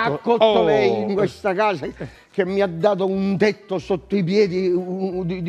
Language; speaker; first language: Italian; native; Italian